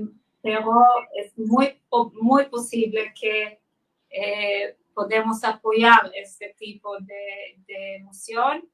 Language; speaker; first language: Spanish; non-native, fluent; Hebrew